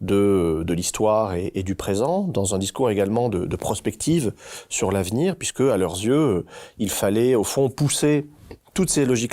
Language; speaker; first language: French; native; French